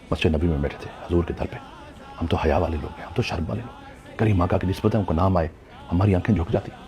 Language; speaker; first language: Urdu; non-native, local second language; Saraiki